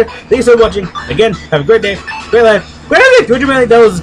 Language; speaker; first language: English; native; English